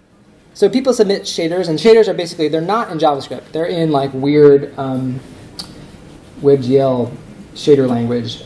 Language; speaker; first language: English; native; English